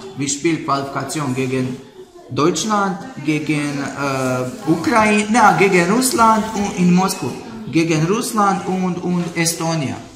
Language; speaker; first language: German; non-native, learner; Croatian